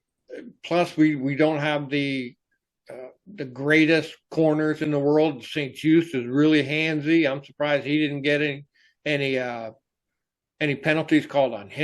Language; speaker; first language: English; native; English